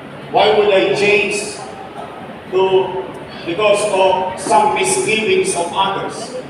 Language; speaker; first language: English; non-native, local second language; Filipino